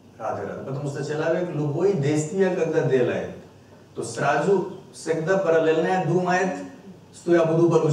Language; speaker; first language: Russian; non-native, learner; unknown